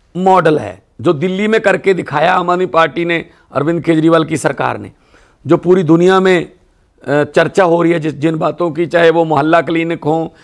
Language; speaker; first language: Hindi; non-native, local second language; Punjabi